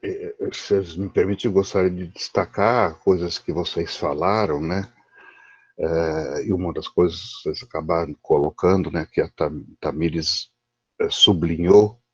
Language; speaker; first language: Portuguese; native; Portuguese